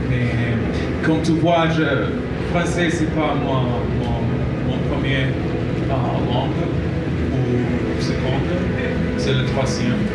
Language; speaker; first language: French; non-native, learner; Spanish